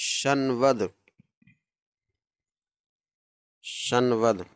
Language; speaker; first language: Persian; non-native, fluent; Urdu